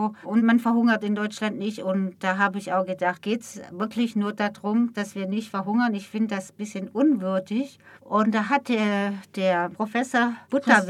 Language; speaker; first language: German; native; German